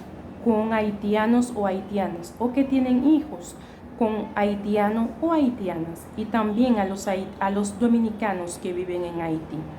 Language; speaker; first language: Spanish; non-native, fluent; Haitian Creole